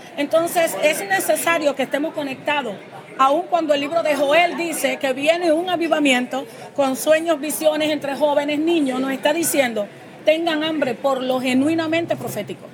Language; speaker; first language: Spanish; early bilingual, heritage; Spanish